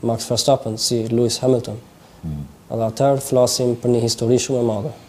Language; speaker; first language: Albanian; early bilingual, heritage; Albanian